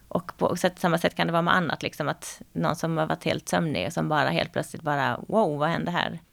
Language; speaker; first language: Swedish; native; Swedish